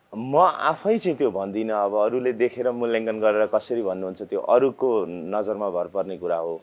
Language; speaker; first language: Nepali; native; Nepali